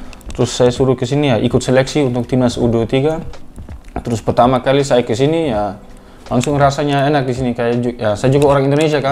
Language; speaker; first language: Indonesian; non-native, fluent; Dutch